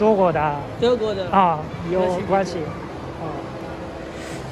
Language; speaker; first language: Chinese; non-native, learner; Japanese